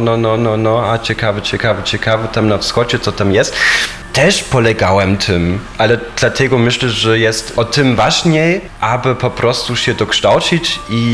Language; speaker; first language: Polish; non-native, fluent; German